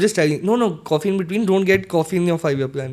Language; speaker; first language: English; non-native, local second language; Hindi